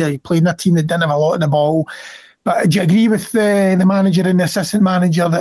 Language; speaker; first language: English; native; English